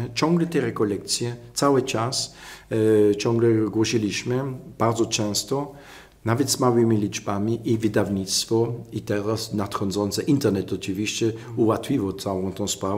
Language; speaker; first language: Polish; non-native, fluent; German